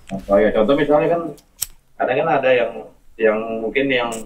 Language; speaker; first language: Indonesian; native; Indonesian